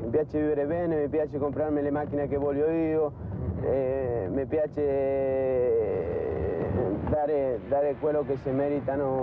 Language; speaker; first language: Italian; non-native, learner; Spanish